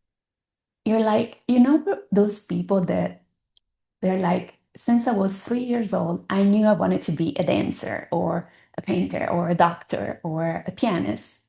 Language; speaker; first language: English; non-native, fluent; Italian